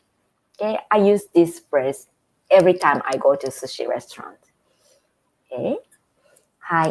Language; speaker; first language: English; non-native, fluent; Japanese